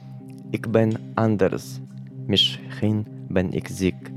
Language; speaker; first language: Dutch; non-native, learner; Chechen